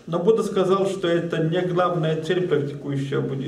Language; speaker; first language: Russian; native; Russian